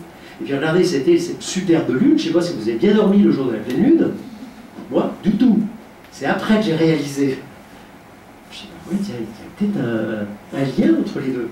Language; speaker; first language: French; native; French